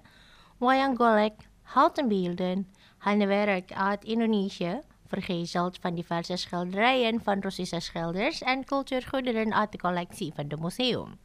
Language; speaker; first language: Dutch; non-native, fluent; Indonesian